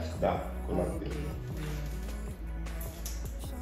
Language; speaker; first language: Romanian; non-native, learner; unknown